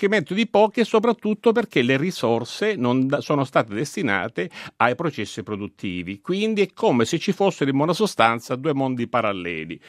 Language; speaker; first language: Italian; native; Italian